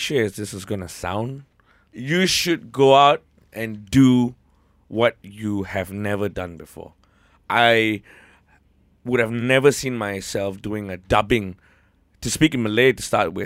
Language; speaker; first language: English; native; English